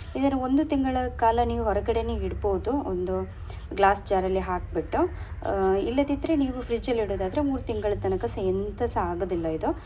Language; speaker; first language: Kannada; non-native, local second language; Konkani